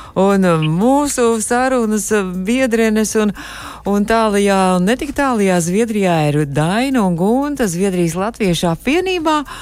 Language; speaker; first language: Latvian; native; Latvian